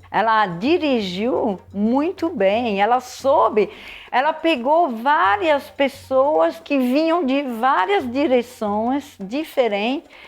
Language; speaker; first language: Portuguese; non-native, fluent; French